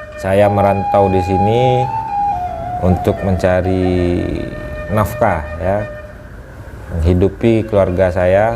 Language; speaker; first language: Indonesian; non-native, local second language; Minangkabau